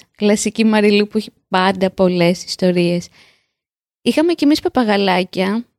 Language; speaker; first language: Greek; native; Greek